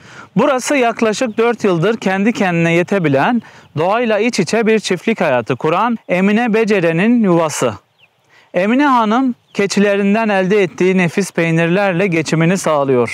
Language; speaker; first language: Turkish; native; Turkish